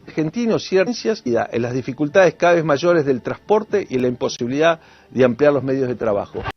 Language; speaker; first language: Spanish; native; Spanish